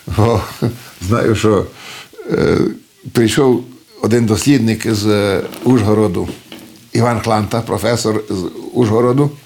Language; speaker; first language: Ukrainian; early bilingual, heritage; Ukrainian